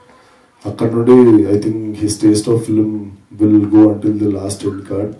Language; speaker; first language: Telugu; native; Telugu